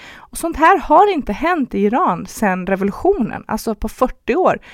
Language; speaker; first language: Swedish; early bilingual, other home language; Persian